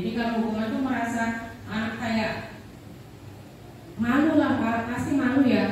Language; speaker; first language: Indonesian; native; Indonesian